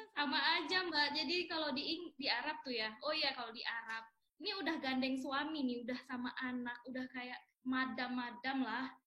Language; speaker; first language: Indonesian; native; Indonesian